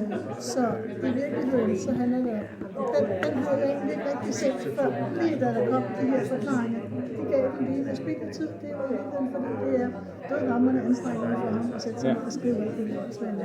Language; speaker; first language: Danish; native; Danish